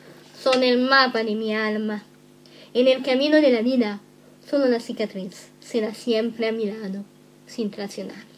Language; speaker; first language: Spanish; non-native, learner; Italian